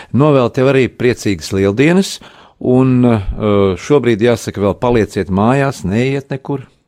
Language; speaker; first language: Latvian; native; Latvian